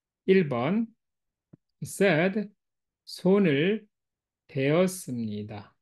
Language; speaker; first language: Korean; non-native, fluent; English